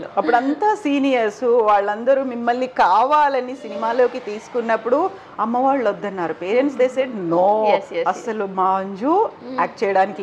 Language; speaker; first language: Telugu; native; Telugu